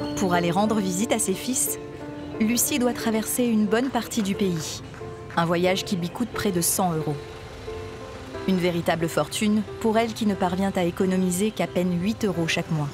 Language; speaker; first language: French; native; French